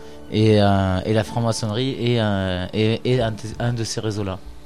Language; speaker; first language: French; native; French